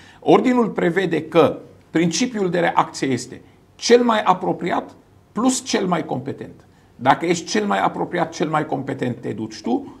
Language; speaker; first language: Romanian; non-native, fluent; Arabic